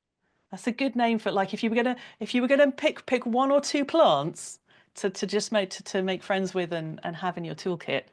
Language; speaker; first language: English; native; English